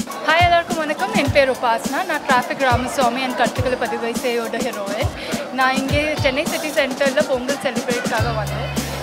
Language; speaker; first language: Tamil; non-native, learner; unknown